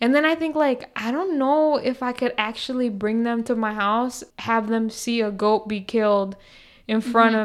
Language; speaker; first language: English; early bilingual, other home language; Spanish